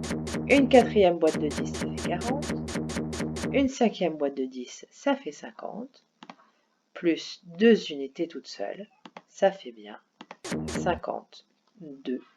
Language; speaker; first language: French; native; French